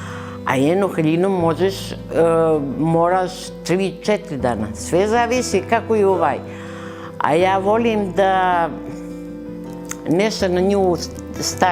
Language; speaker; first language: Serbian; early bilingual, other home language; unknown